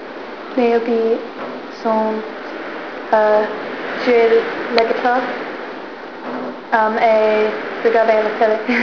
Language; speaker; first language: French; non-native, learner; English